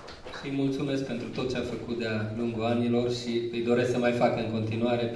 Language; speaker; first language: Romanian; native; Romanian